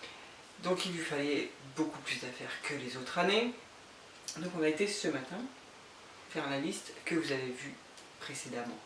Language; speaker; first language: French; native; French